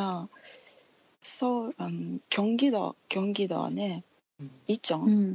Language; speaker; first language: Korean; non-native, learner; Japanese